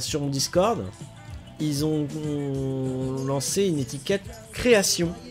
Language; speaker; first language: French; native; French